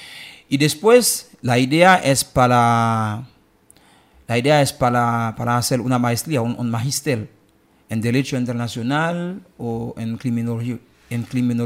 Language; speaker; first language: Spanish; non-native, learner; Haitian Creole